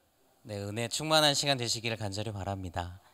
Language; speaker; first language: Korean; native; Korean